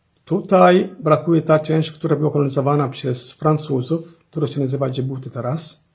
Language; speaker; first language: Polish; non-native, fluent; Somali